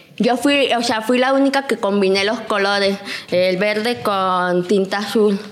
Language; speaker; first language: Spanish; native; Spanish